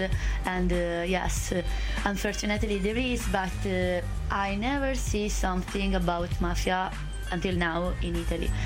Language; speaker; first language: English; non-native, learner; Italian